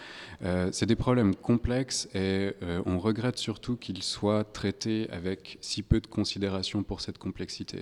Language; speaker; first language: French; native; French